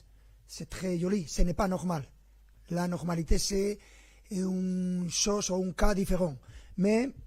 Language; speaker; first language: French; non-native, fluent; Spanish